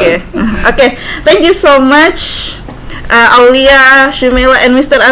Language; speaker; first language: English; non-native, learner; Indonesian